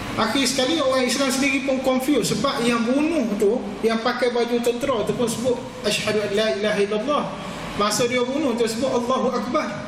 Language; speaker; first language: Malay; native; Malay